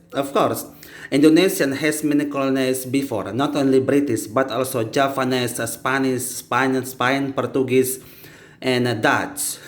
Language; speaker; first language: English; non-native, learner; Indonesian